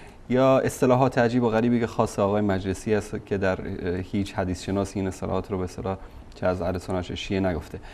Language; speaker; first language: Persian; native; Persian